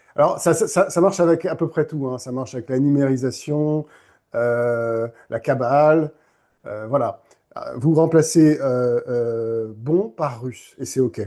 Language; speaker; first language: French; native; French